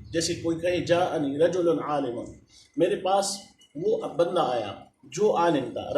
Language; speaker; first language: Urdu; non-native, local second language; Pashto